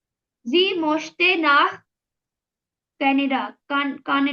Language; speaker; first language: German; non-native, learner; Urdu